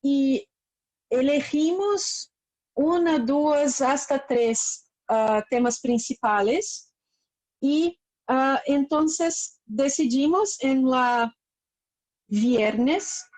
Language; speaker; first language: Spanish; non-native, learner; Portuguese